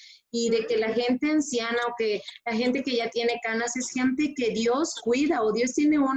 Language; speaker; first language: Spanish; native; Spanish